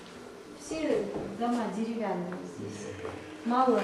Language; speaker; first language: Russian; native; Russian